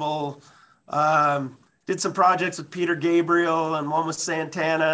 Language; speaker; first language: English; native; English